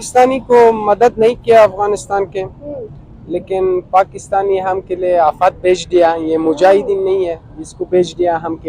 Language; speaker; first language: Hindi; non-native, learner; Pashto